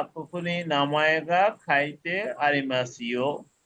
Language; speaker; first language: Japanese; non-native, fluent; Bangla